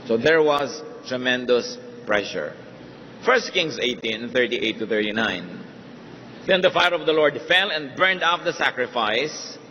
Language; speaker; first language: English; non-native, local second language; Filipino